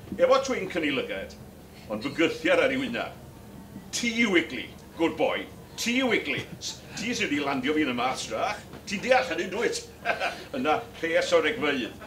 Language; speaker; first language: Welsh; native; Welsh